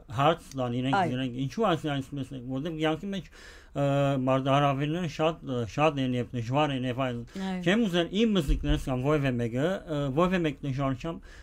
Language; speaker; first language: Armenian; early bilingual, heritage; Armenian